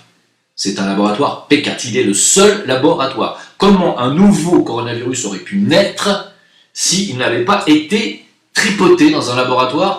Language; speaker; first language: French; native; French